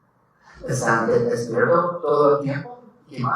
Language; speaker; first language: Spanish; non-native, learner; English